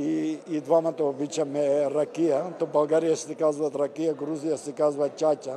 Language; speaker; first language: Bulgarian; non-native, fluent; Georgian